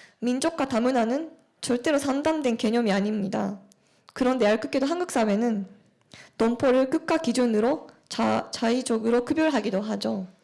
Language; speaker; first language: Korean; early bilingual, heritage; Japanese